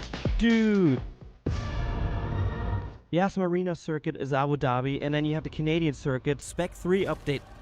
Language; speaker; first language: English; native; English